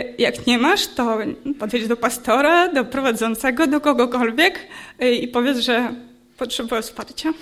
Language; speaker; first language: Polish; non-native, fluent; Ukrainian